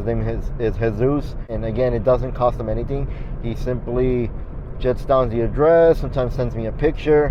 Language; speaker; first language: English; native; English